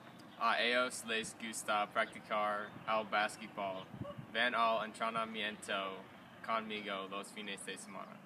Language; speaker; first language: Spanish; non-native, learner; English